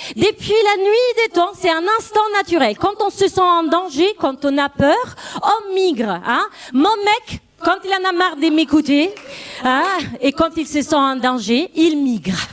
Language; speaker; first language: French; non-native, fluent; Italian